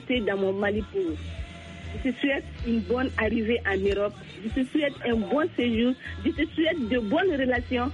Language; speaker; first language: French; non-native, local second language; Bambara